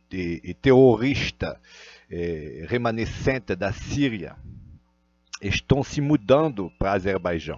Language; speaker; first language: Portuguese; non-native, fluent; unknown